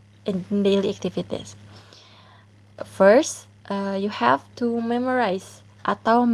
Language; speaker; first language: English; non-native, learner; Indonesian